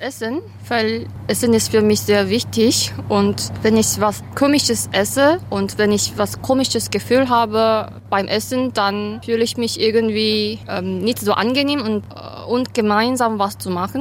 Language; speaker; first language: German; non-native, learner; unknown